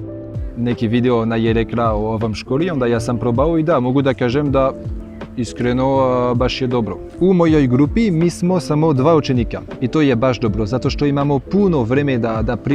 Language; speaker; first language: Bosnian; non-native, learner; French